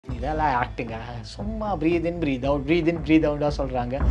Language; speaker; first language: Tamil; non-native, learner; Kashmiri